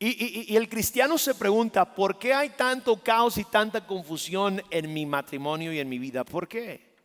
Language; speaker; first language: Spanish; native; Spanish